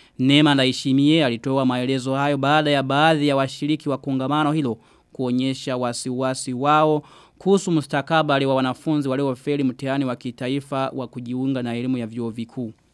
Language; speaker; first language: Swahili; non-native, local second language; Rundi